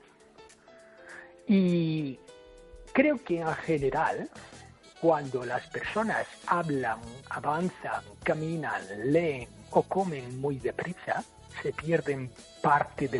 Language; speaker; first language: Spanish; non-native, fluent; English